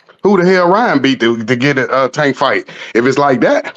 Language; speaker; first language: English; native; English